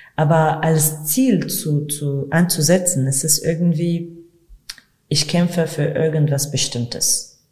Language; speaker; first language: German; non-native, fluent; Arabic